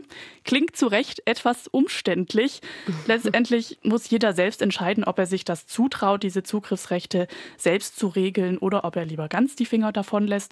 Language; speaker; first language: German; native; German